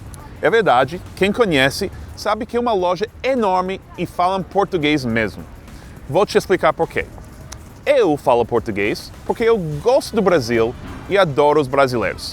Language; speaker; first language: Portuguese; non-native, fluent; English